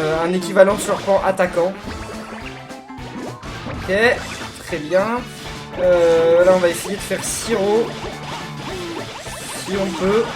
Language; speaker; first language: French; native; French